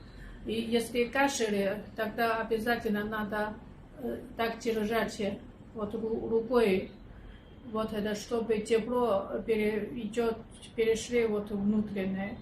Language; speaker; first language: Russian; non-native, learner; Chinese